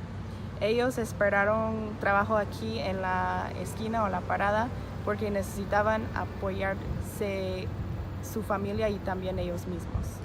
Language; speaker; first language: Spanish; non-native, fluent; English